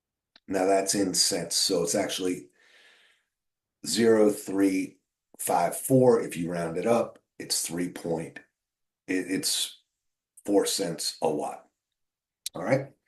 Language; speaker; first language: English; native; English